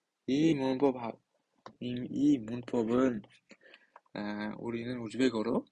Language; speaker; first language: Korean; non-native, fluent; Uzbek